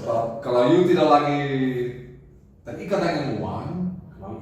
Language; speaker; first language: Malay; non-native, fluent; Dutch